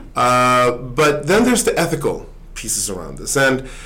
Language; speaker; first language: English; early bilingual, other home language; Swedish